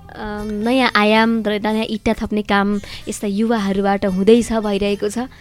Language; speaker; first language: Nepali; native; Nepali